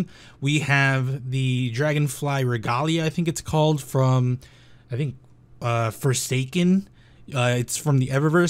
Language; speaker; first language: English; native; English